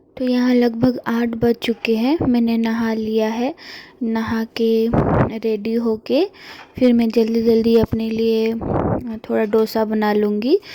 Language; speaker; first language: Hindi; non-native, local second language; Bangla